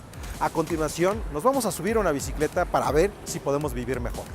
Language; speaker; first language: Spanish; native; Spanish